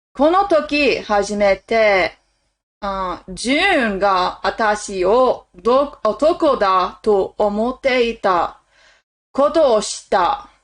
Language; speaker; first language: Japanese; non-native, learner; English